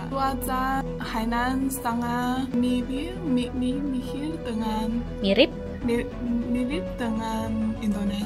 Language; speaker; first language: Indonesian; non-native, learner; Chinese